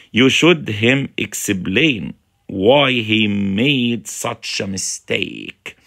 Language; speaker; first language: English; non-native, fluent; Arabic